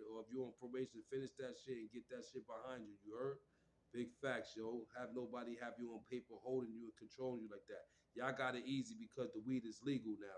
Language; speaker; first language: English; native; English